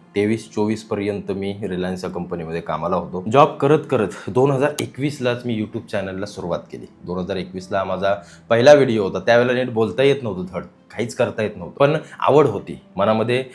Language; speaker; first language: Marathi; native; Marathi